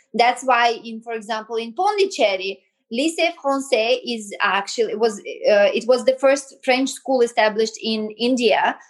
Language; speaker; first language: English; non-native, fluent; Belarusian